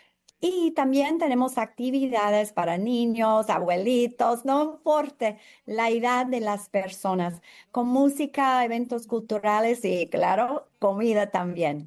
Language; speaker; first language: Spanish; non-native, fluent; English